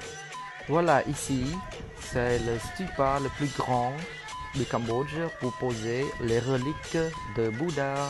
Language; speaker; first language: French; non-native, fluent; Khmer